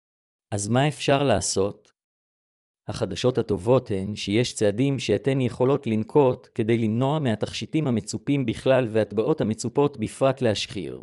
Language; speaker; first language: Hebrew; native; Hebrew